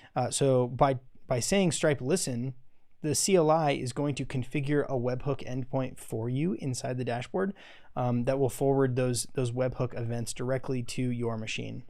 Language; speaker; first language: English; native; English